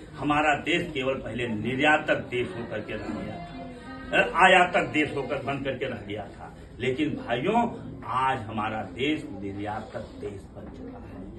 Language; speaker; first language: Hindi; native; Hindi